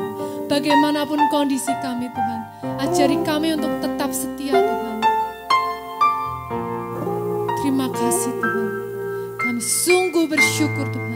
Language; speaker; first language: Indonesian; native; Indonesian